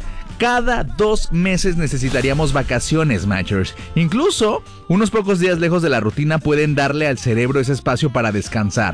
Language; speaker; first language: Spanish; native; Spanish